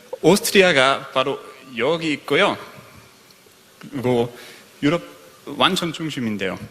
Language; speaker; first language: Korean; non-native, fluent; German